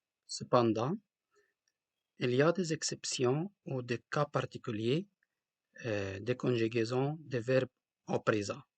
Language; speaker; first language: French; non-native, local second language; Arabic